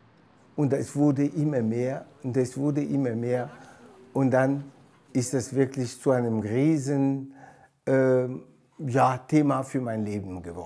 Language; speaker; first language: German; non-native, fluent; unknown